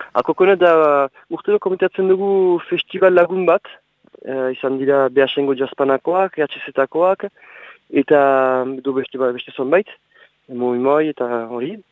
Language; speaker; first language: Basque; native; Basque